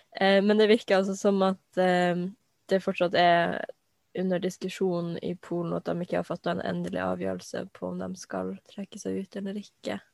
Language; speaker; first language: Norwegian; native; Norwegian